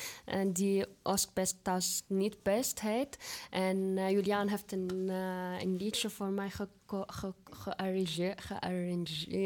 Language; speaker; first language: Dutch; non-native, fluent; Arabic